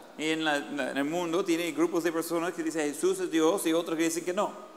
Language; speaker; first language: Spanish; native; Spanish